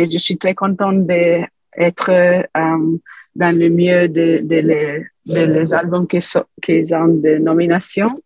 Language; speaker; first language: French; non-native, fluent; English